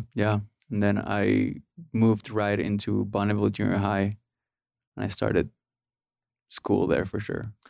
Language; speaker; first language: English; early bilingual, other home language; Spanish